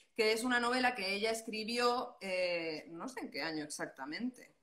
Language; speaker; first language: Spanish; non-native, local second language; Catalan